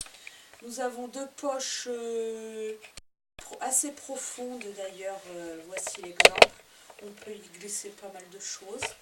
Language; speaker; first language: French; native; French